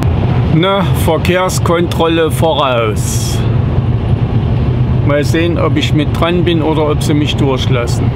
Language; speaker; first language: German; native; German